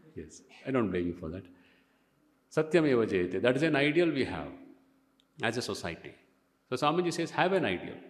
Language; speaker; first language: English; non-native, local second language; Kannada